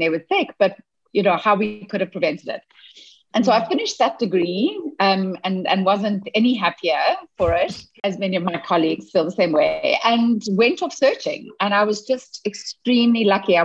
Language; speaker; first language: English; native; English